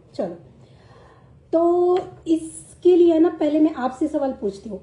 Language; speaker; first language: Hindi; non-native, local second language; Marathi